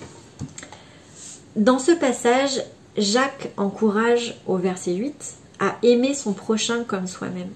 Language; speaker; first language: French; native; French